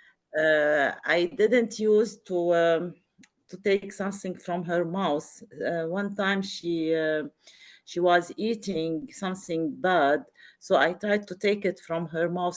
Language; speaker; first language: English; non-native, learner; Arabic